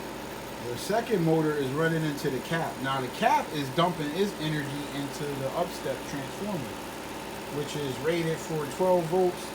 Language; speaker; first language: English; native; English